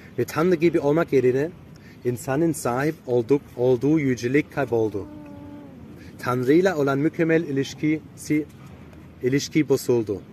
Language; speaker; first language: Turkish; non-native, fluent; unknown